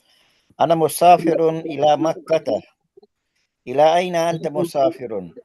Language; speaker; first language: Arabic; non-native, learner; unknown